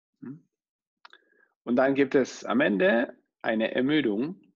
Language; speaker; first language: German; non-native, fluent; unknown